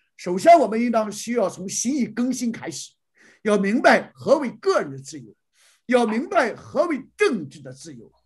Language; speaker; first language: Chinese; native; Chinese